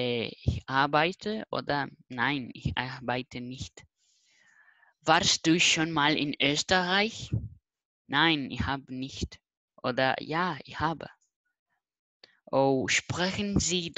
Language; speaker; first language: German; non-native, learner; Portuguese